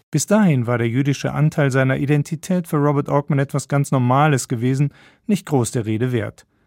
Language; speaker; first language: German; native; German